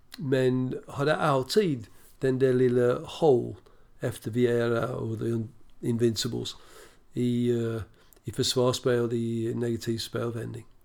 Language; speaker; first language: Swedish; non-native, fluent; English